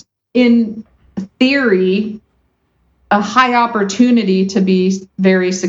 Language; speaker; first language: English; native; English